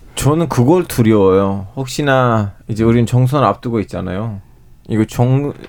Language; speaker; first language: Korean; non-native, fluent; Turkish